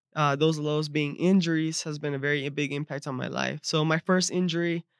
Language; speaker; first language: English; early bilingual, other home language; Spanish